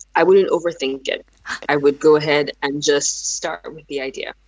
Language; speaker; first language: English; non-native, local second language; Yoruba